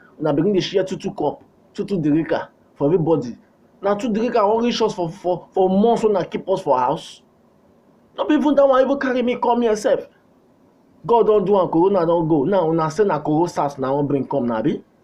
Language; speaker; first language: Nigerian Pidgin; non-native, local second language; Yoruba